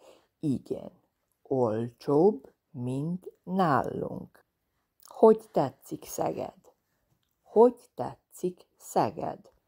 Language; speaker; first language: Hungarian; non-native, fluent; Serbian